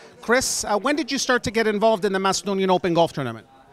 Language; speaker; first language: English; early bilingual, other home language; Macedonian